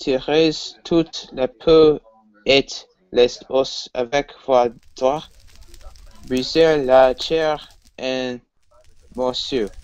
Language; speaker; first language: French; non-native, learner; English